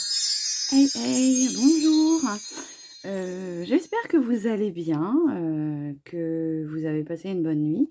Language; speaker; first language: French; native; French